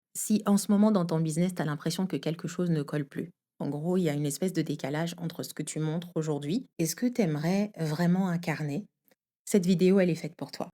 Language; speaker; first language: French; native; French